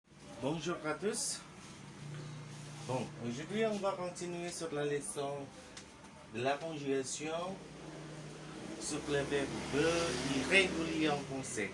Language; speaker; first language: French; non-native, learner; Indonesian